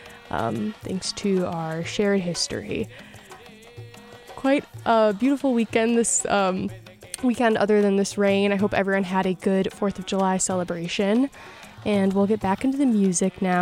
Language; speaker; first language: English; native; English